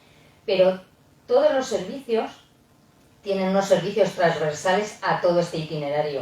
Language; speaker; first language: Spanish; native; Spanish